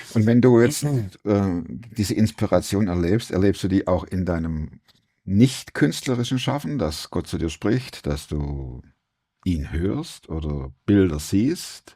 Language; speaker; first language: German; native; German